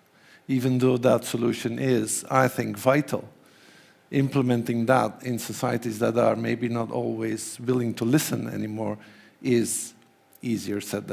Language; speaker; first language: English; non-native, fluent; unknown